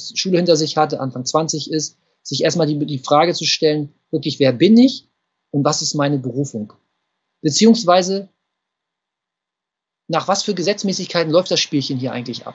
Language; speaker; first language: German; native; German